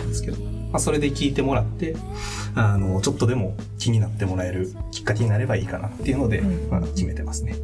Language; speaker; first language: Japanese; native; Japanese